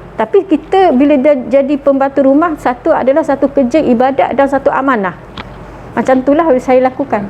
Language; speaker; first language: Malay; native; Malay